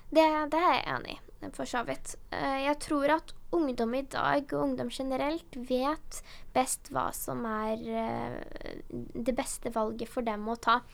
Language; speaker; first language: Norwegian; early bilingual, other home language; Urdu